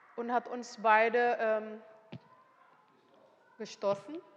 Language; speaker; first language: German; non-native, learner; Indonesian